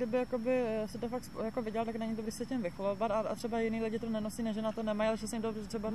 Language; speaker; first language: Czech; native; Czech